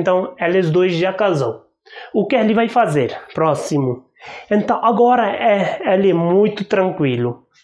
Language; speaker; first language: Portuguese; non-native, learner; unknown